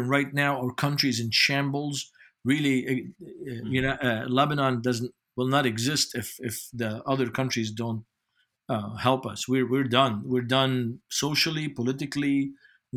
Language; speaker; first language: English; non-native, fluent; Arabic